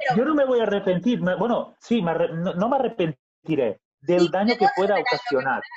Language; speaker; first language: Spanish; non-native, local second language; Catalan